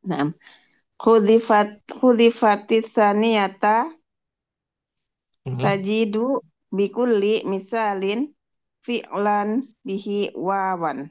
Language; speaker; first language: Arabic; non-native, learner; Indonesian